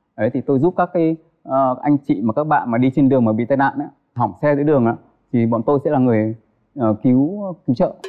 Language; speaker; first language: Vietnamese; native; Vietnamese